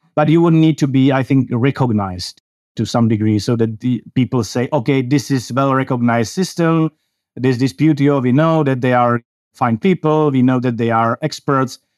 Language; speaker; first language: English; non-native, fluent; Czech